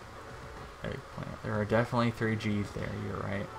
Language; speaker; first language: English; native; English